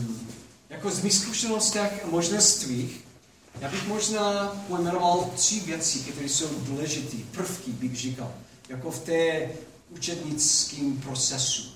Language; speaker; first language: Czech; non-native, fluent; English